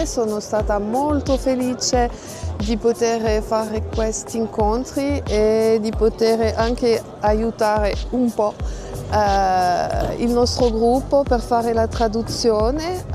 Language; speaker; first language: Italian; non-native, fluent; French